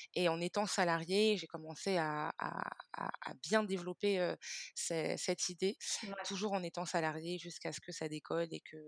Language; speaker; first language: French; early bilingual, other home language; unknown